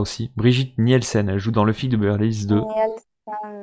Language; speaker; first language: French; native; French